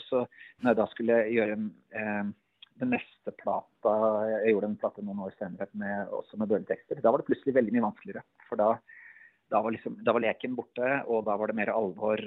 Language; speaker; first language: Norwegian; native; Norwegian